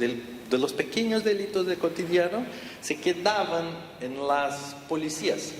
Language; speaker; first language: Spanish; non-native, fluent; Portuguese